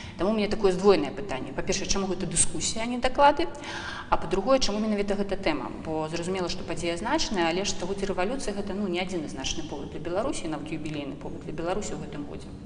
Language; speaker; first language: Belarusian; native; Belarusian